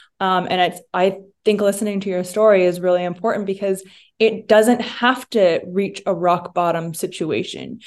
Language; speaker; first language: English; native; English